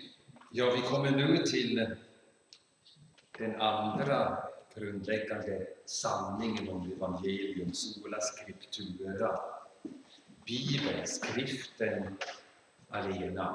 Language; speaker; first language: Swedish; non-native, fluent; German